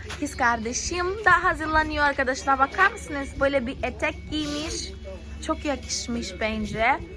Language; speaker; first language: Turkish; early bilingual, heritage; Turkish